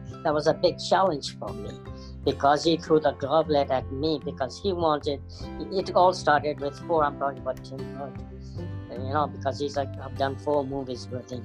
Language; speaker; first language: English; non-native, local second language; Punjabi